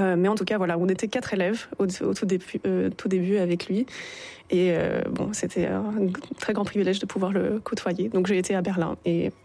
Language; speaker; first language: French; native; French